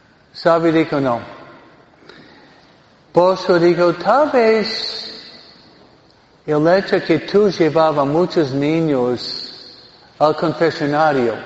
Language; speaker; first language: Spanish; non-native, fluent; English